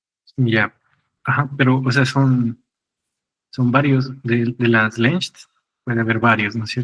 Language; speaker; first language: Spanish; native; Spanish